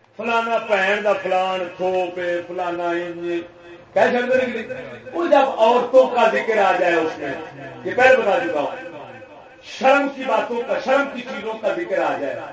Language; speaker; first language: Urdu; non-native, local second language; Punjabi